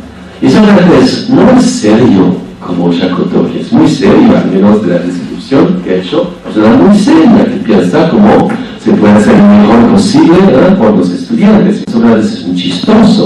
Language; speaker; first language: Spanish; non-native, fluent; French